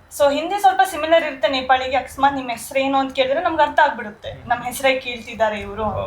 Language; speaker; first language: Kannada; early bilingual, other home language; Nepali